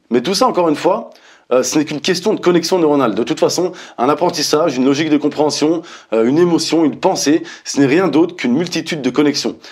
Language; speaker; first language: French; native; French